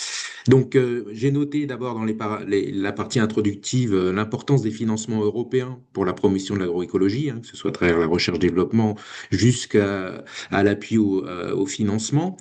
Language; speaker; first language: French; native; French